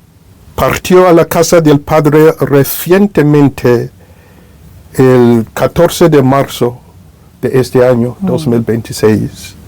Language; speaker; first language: Spanish; non-native, fluent; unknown